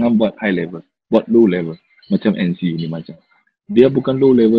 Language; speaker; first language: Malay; non-native, local second language; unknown